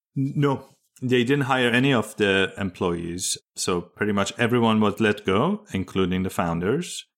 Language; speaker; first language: English; early bilingual, other home language; Persian